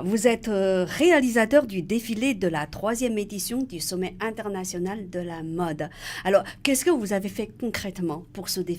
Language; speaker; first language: French; native; French